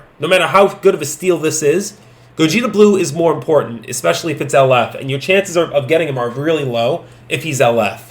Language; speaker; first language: English; native; English